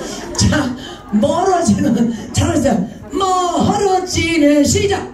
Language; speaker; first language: Korean; native; Korean